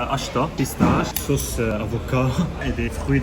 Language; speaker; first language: French; non-native, local second language; Arabic